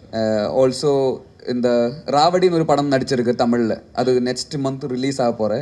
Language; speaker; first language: Tamil; non-native, learner; Malayalam